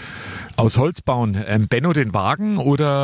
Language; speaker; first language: German; native; German